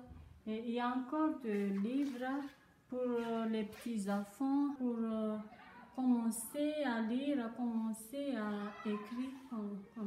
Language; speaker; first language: French; non-native, local second language; Malagasy